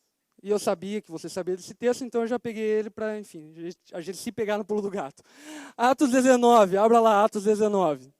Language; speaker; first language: Portuguese; native; Portuguese